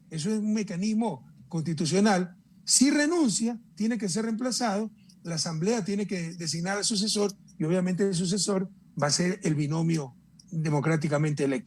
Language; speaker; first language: Spanish; native; Spanish